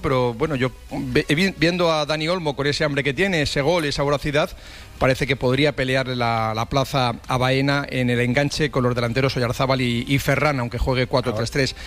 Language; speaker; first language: Spanish; native; Spanish